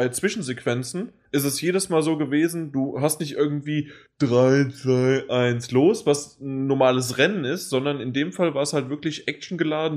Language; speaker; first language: German; native; German